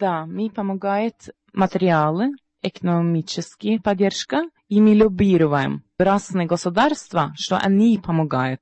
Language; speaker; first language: Russian; non-native, learner; Norwegian